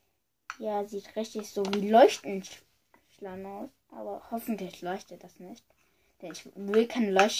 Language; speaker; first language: German; early bilingual, other home language; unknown